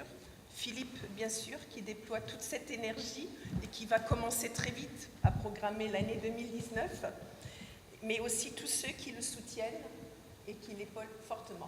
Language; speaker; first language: French; native; French